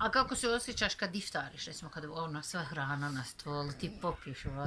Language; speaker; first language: Bosnian; native; Bosnian